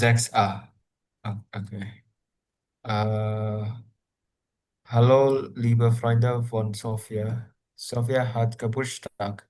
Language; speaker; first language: German; non-native, learner; Indonesian